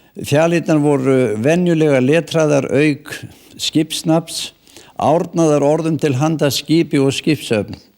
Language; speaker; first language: Icelandic; native; Icelandic